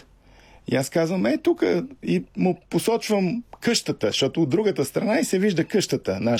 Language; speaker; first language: Bulgarian; native; Bulgarian